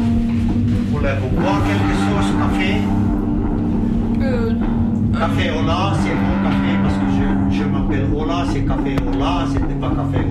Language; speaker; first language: French; non-native, learner; Finnish